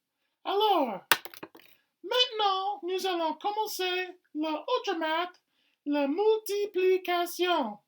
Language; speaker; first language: French; non-native, fluent; English